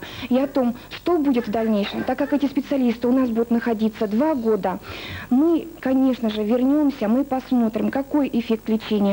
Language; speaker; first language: Russian; native; Russian